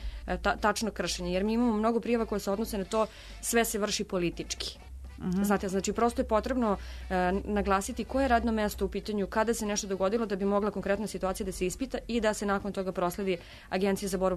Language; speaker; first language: Serbian; native; Serbian